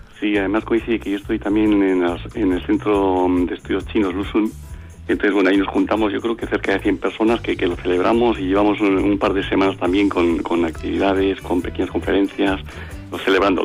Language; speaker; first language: Spanish; native; Spanish